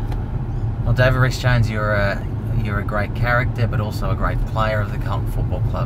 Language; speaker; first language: English; native; English